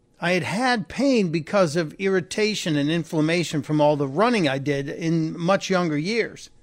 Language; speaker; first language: English; native; English